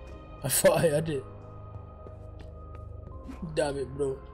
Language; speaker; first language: English; native; English